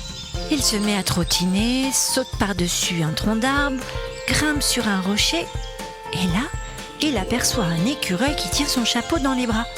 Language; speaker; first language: French; native; French